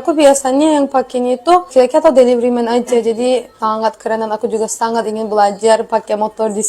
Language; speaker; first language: Indonesian; non-native, fluent; Turkish